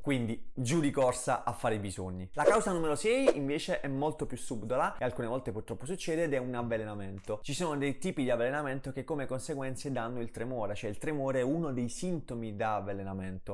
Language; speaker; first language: Italian; native; Italian